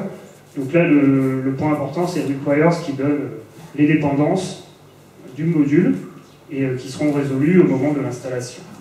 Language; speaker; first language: French; native; French